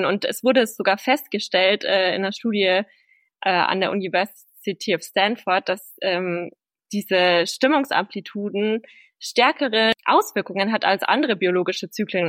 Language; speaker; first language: German; native; German